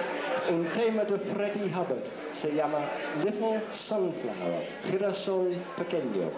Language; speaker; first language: Spanish; non-native, learner; English